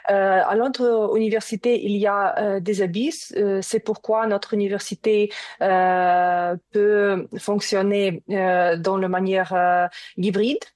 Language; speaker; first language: French; non-native, learner; Ukrainian